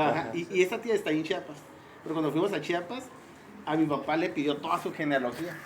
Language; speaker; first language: Spanish; native; Spanish